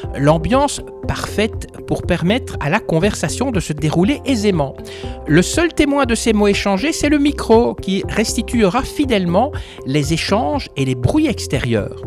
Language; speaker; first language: French; native; French